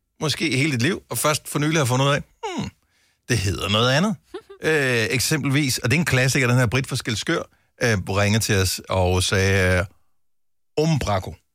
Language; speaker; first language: Danish; native; Danish